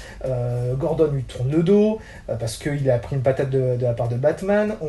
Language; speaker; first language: French; native; French